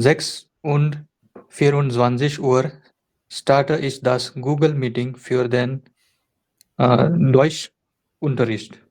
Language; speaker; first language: German; non-native, learner; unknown